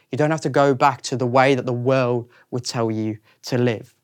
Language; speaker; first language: English; native; English